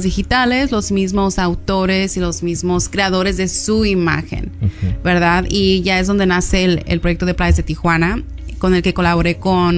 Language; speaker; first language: Spanish; early bilingual, heritage; Spanish